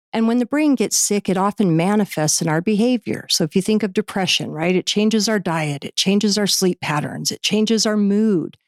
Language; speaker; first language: English; native; English